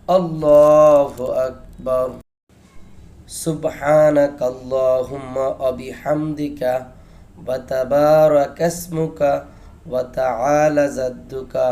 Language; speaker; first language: Arabic; non-native, learner; Bangla